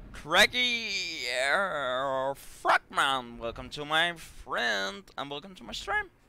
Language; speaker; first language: English; non-native, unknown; Danish